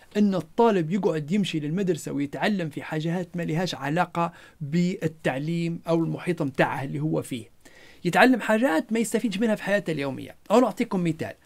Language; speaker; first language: Arabic; non-native, local second language; Berber languages